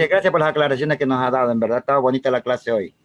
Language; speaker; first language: Spanish; native; Spanish